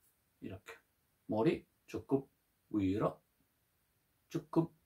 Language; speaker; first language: Korean; non-native, learner; Italian